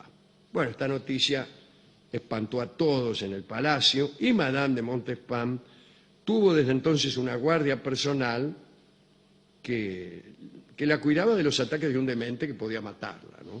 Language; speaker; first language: Spanish; native; Spanish